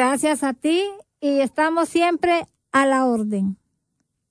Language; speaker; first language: Spanish; native; Spanish